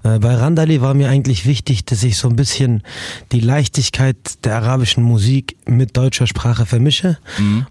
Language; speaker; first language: German; early bilingual, other home language; Arabic